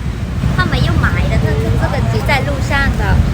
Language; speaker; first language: Chinese; non-native, learner; Vietnamese